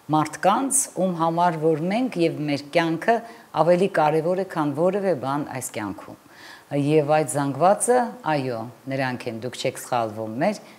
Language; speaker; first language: Armenian; native; Armenian